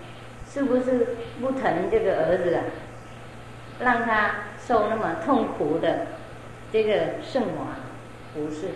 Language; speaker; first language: Chinese; non-native, fluent; Vietnamese